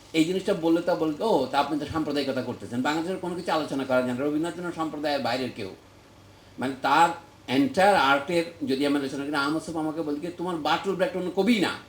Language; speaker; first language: Bangla; native; Bangla